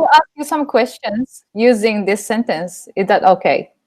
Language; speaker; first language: English; non-native, fluent; Japanese